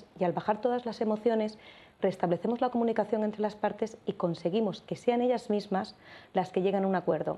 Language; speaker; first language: Spanish; native; Spanish